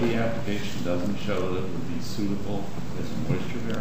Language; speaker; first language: English; native; English